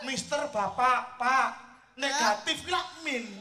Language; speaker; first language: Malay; non-native, local second language; Javanese